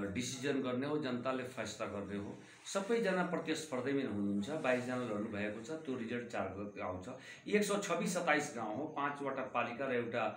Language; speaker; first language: Nepali; non-native, local second language; Bhojpuri